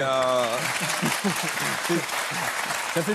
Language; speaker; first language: French; native; French